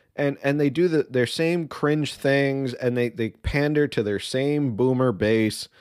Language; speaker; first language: English; early bilingual, other home language; Spanish